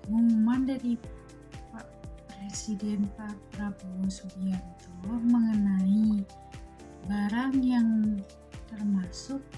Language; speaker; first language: Indonesian; native; Indonesian